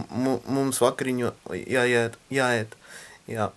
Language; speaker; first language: Latvian; non-native, local second language; Russian